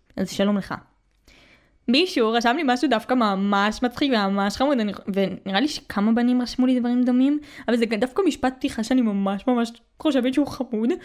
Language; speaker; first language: Hebrew; native; Hebrew